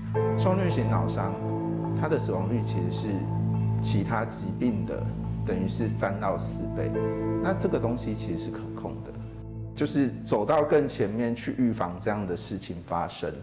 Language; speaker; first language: Chinese; native; Chinese